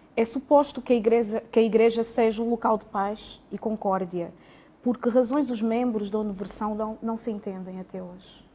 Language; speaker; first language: Portuguese; native; Portuguese